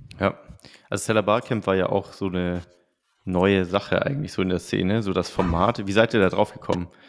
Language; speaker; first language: German; native; German